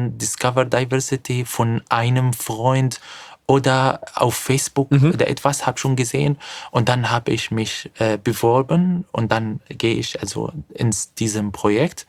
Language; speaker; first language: German; non-native, fluent; Arabic